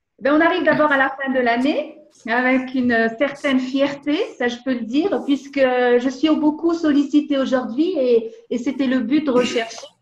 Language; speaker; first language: French; non-native, local second language; Arabic